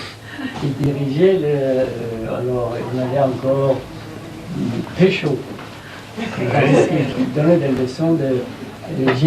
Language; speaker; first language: French; non-native, fluent; Persian